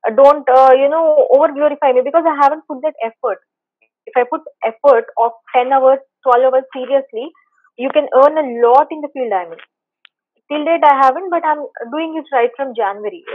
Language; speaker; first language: English; non-native, local second language; Telugu